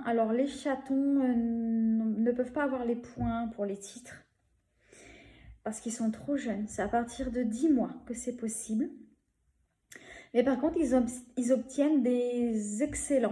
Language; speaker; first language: French; native; French